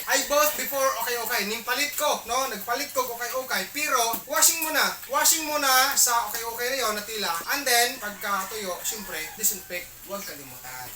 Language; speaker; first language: Filipino; non-native, local second language; Cebuano